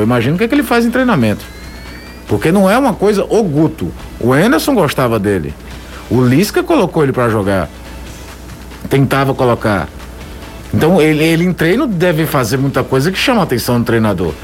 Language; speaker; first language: Portuguese; native; Portuguese